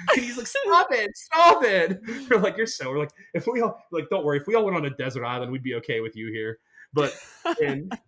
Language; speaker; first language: English; native; English